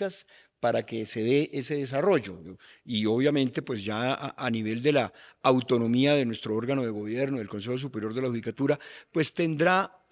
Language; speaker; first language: Spanish; native; Spanish